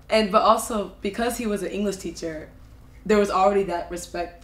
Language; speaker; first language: English; early bilingual, other home language; Japanese